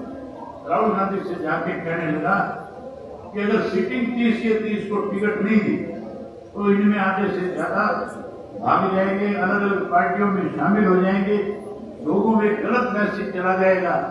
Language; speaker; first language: Hindi; native; Hindi